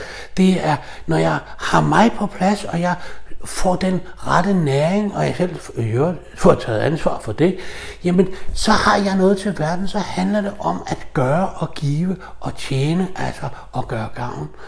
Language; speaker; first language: Danish; native; Danish